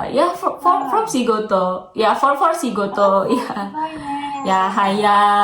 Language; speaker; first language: English; non-native, learner; Indonesian